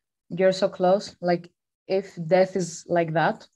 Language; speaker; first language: English; non-native, fluent; Greek